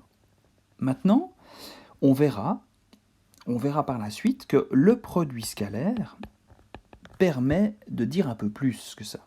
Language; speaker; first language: French; native; French